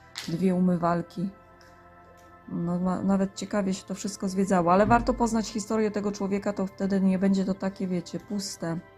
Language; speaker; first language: Polish; native; Polish